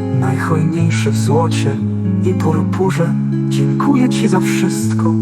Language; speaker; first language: Polish; native; Polish